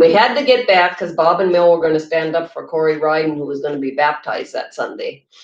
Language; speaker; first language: English; native; English